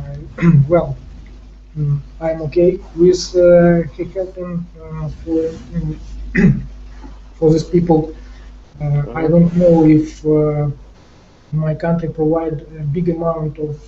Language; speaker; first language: English; non-native, fluent; Ukrainian